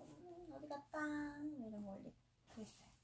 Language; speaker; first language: Korean; non-native, fluent; Japanese